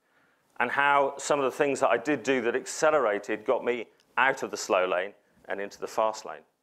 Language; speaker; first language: English; native; English